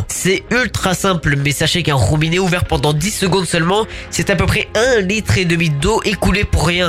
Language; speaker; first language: French; native; French